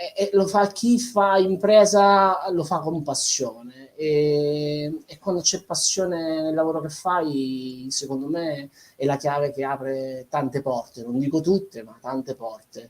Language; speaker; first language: Italian; native; Italian